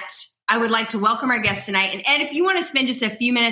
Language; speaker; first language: English; native; English